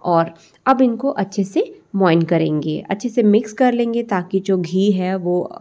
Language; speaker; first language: Hindi; native; Hindi